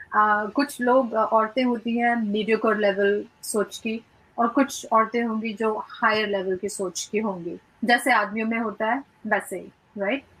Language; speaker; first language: Hindi; early bilingual, heritage; Hindi